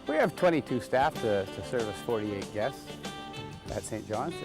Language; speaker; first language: English; native; English